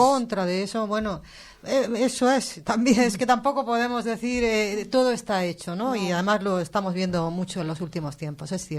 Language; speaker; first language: Spanish; native; Spanish